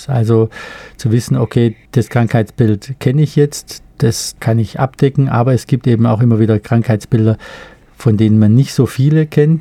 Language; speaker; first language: German; native; German